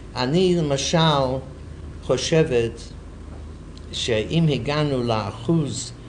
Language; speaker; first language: Hebrew; non-native, fluent; English